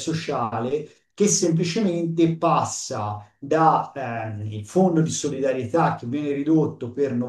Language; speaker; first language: Italian; native; Italian